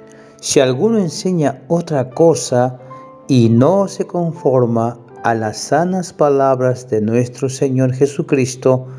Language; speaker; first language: Spanish; native; Spanish